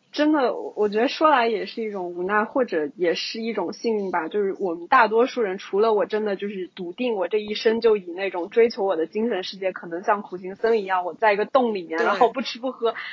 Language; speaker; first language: Chinese; native; Chinese